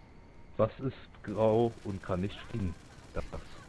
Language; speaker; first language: German; native; German